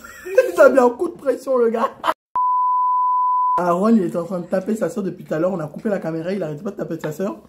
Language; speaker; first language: French; native; French